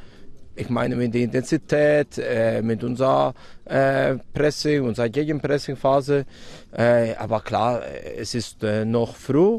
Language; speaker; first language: German; non-native, fluent; Greek